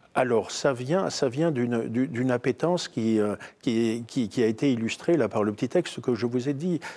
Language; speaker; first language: French; native; French